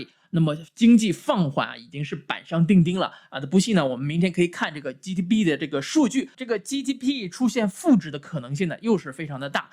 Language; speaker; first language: Chinese; native; Chinese